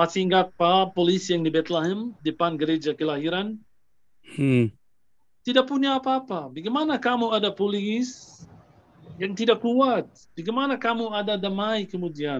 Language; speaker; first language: Indonesian; non-native, fluent; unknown